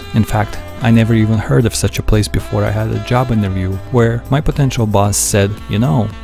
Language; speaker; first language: English; non-native, fluent; Russian